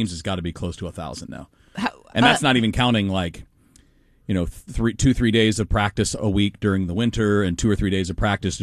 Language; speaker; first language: English; native; English